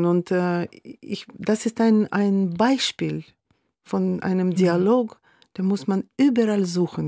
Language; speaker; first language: German; non-native, fluent; Russian